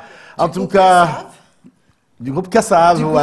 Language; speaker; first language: French; native; French